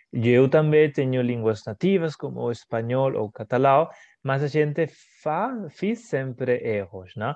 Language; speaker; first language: Portuguese; non-native, fluent; Spanish